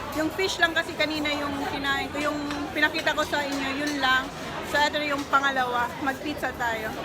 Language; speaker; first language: Filipino; non-native, local second language; Cebuano